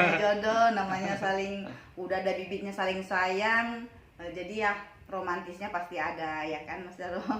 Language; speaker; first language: Indonesian; native; Indonesian